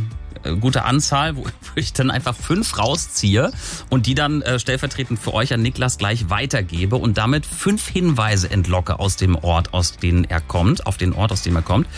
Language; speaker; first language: German; native; German